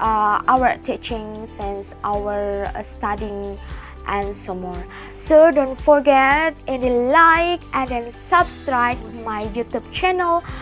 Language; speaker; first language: English; non-native, learner; Indonesian